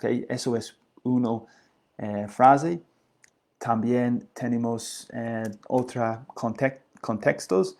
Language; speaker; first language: Spanish; non-native, learner; English